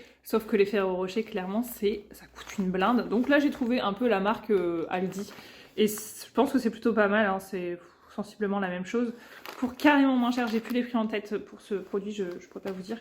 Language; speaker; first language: French; native; French